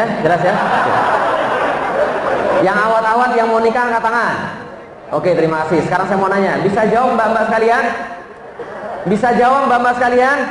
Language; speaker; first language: Indonesian; native; Indonesian